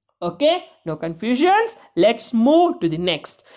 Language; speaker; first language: English; non-native, local second language; Kannada